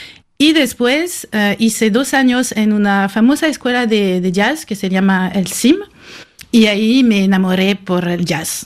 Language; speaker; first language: Spanish; non-native, fluent; French